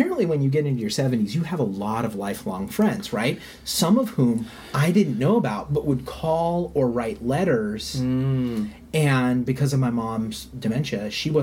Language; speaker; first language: English; native; English